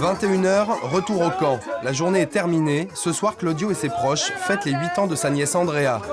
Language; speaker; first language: French; native; French